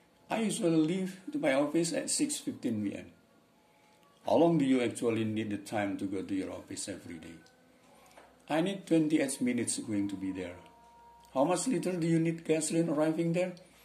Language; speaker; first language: English; non-native, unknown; Indonesian